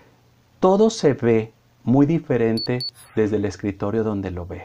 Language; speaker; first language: Spanish; native; Spanish